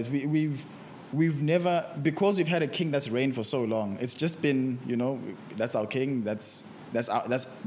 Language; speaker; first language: English; non-native, local second language; Zulu